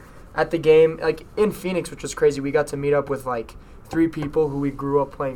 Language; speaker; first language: English; native; English